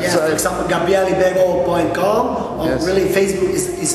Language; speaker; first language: English; non-native, local second language; Spanish